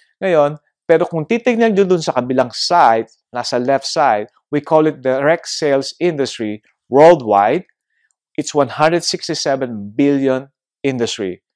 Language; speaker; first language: Filipino; native; Filipino